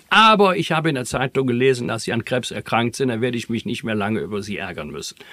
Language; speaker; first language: German; native; German